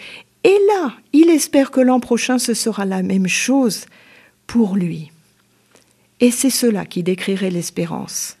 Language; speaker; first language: French; native; French